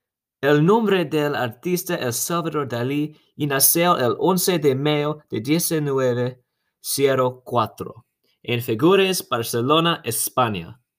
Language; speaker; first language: Spanish; non-native, learner; English